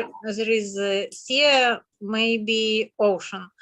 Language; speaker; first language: English; non-native, learner; Russian